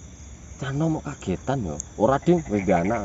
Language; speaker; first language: Indonesian; native; Indonesian